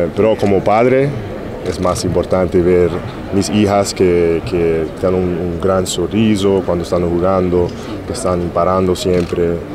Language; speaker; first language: Spanish; non-native, learner; English